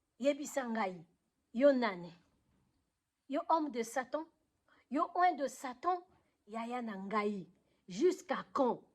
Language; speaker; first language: Lingala; non-native, local second language; Kongo